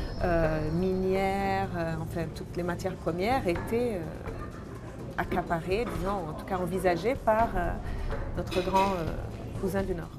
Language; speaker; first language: French; non-native, fluent; Portuguese